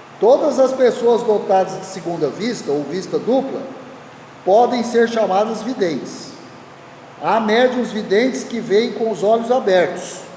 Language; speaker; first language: Portuguese; native; Portuguese